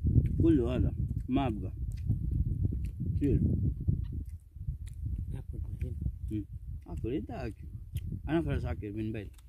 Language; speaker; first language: Arabic; non-native, learner; Indonesian